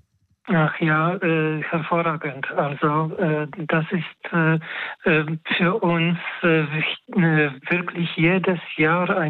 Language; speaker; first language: German; non-native, fluent; Polish